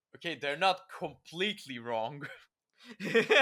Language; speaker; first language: English; non-native, fluent; Turkish